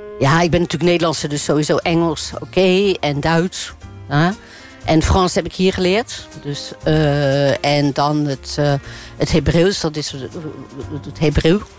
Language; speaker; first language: Dutch; native; Dutch